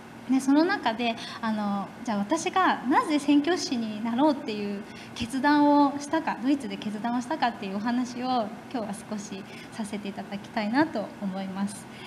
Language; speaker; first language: Japanese; native; Japanese